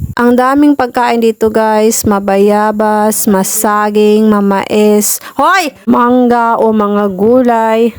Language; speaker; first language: Filipino; non-native, local second language; Cebuano